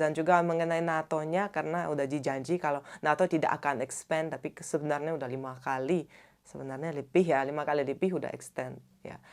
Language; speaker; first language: Indonesian; non-native, fluent; Russian